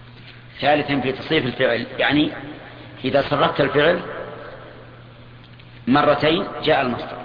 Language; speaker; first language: Arabic; native; Arabic